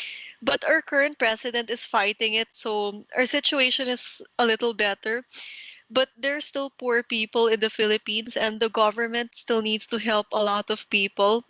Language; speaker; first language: English; non-native, local second language; Filipino